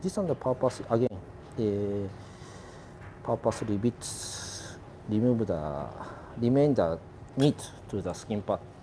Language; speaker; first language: English; non-native, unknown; Japanese